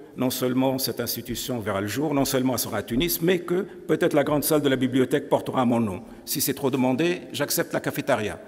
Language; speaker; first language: French; non-native, local second language; Arabic